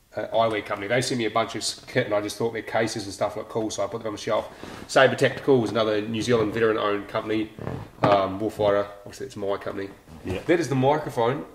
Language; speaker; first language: English; native; English